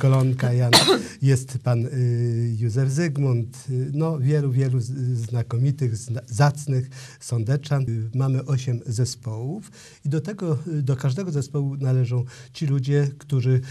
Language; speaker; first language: Polish; native; Polish